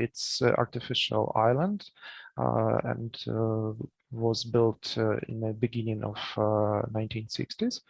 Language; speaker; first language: English; non-native, learner; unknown